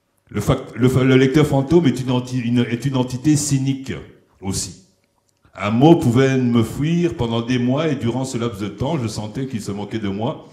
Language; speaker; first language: French; non-native, local second language; Lingala